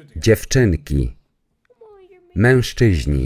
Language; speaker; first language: Polish; non-native, learner; English